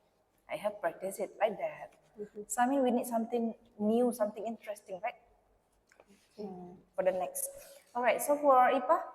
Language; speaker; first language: English; non-native, local second language; Indonesian